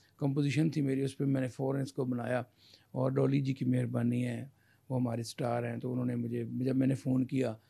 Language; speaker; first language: Urdu; non-native, local second language; Punjabi